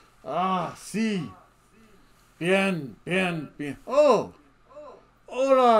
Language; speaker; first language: Spanish; non-native, learner; English